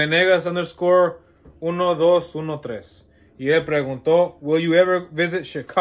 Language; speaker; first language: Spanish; early bilingual, heritage; Spanish